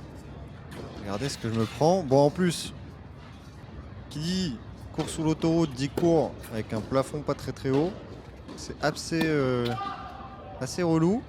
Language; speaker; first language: French; native; French